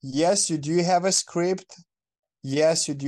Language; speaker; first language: English; non-native, fluent; Romanian